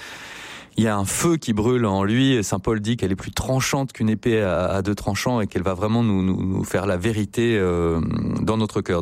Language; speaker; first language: French; native; French